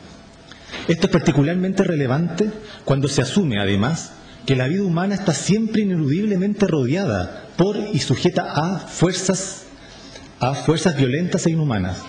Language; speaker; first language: Spanish; native; Spanish